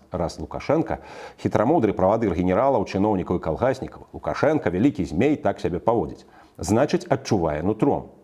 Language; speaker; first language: Belarusian; native; Belarusian